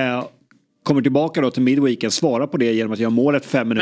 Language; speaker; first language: Swedish; native; Swedish